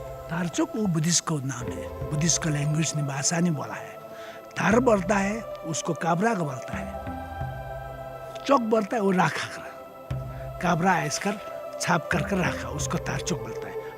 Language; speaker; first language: Hindi; non-native, local second language; Nepali